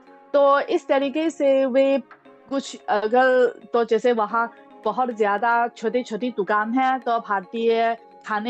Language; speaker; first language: Hindi; non-native, fluent; Chinese